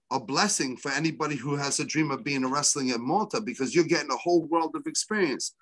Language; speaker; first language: English; native; English